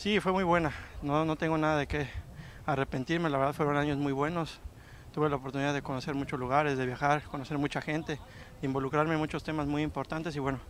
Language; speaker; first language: Spanish; native; Spanish